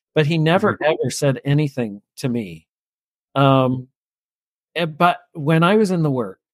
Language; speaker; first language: English; native; English